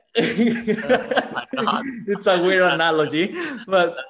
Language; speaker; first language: English; non-native, fluent; Spanish